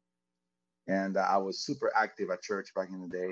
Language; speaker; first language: English; non-native, fluent; Spanish